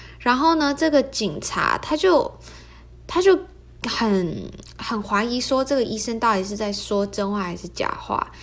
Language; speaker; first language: Chinese; early bilingual, heritage; Chinese